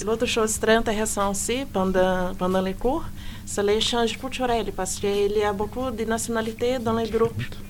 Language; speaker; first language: French; non-native, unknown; Portuguese